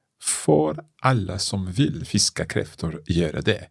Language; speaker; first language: Swedish; non-native, learner; English